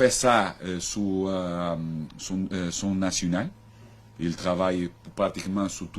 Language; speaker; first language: French; non-native, learner; Portuguese